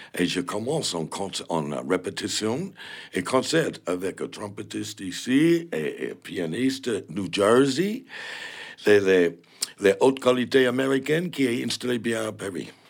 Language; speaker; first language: French; non-native, learner; English